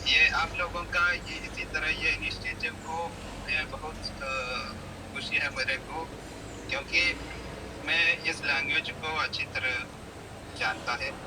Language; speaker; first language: Hindi; non-native, local second language; Malayalam